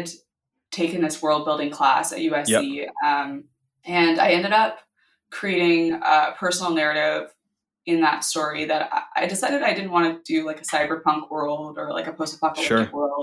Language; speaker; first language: English; native; English